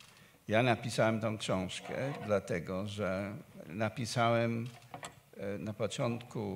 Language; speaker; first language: Polish; non-native, fluent; English